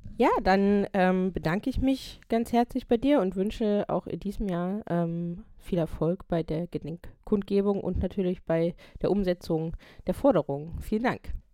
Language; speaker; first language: German; native; German